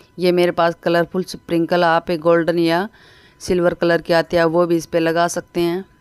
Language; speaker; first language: Hindi; native; Hindi